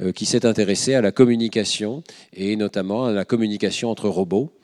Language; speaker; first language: French; native; French